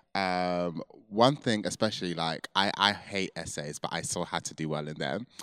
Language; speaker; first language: English; early bilingual, other home language; Yoruba